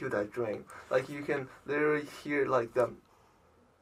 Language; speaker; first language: English; non-native, learner; Chinese